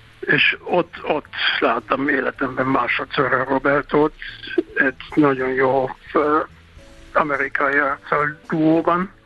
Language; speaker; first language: Hungarian; non-native, fluent; German